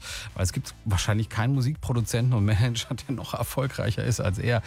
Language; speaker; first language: German; native; German